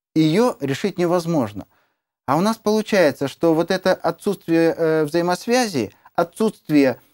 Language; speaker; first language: Russian; native; Russian